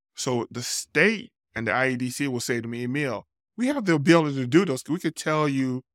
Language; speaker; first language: English; non-native, local second language; Yoruba